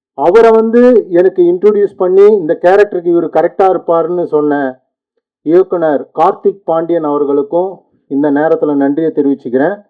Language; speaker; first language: Tamil; native; Tamil